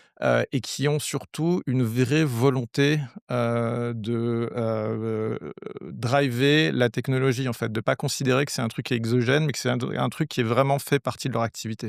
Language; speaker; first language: French; native; French